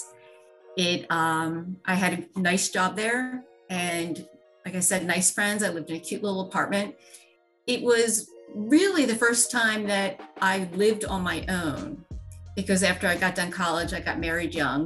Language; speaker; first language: English; native; English